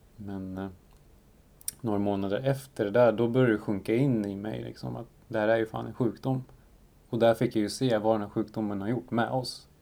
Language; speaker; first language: Swedish; early bilingual, other home language; Spanish